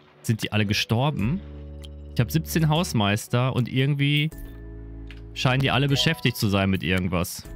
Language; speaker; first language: German; native; German